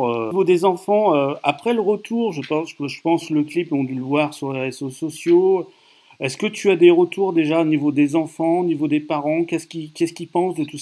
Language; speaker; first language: French; native; French